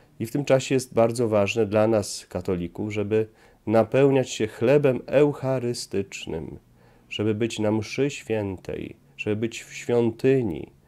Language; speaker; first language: Polish; native; Polish